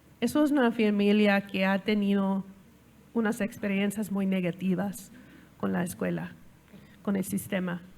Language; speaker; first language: Spanish; non-native, learner; English